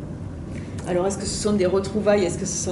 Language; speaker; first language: French; native; French